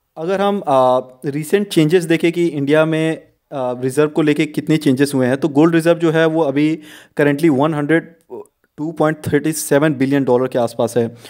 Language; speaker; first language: Hindi; native; Hindi